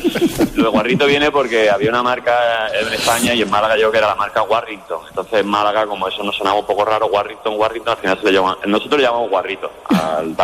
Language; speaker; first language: Spanish; native; Spanish